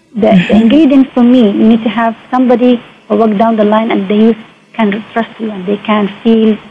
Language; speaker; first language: English; non-native, fluent; Arabic